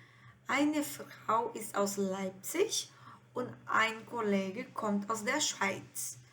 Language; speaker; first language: German; non-native, fluent; Portuguese